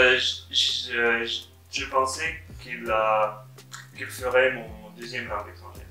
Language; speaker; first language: French; non-native, fluent; Russian